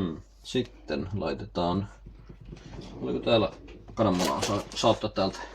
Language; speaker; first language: Finnish; non-native, fluent; Filipino